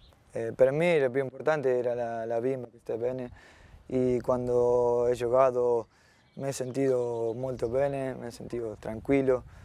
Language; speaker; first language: Italian; non-native, fluent; Spanish